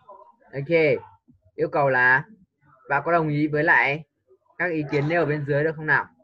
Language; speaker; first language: Vietnamese; native; Vietnamese